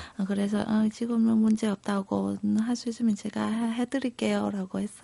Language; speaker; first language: Korean; non-native, local second language; Vietnamese